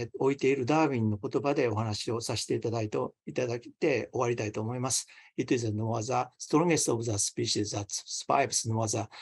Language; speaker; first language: Japanese; native; Japanese